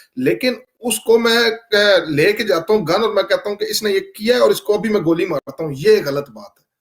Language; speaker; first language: Urdu; non-native, local second language; Punjabi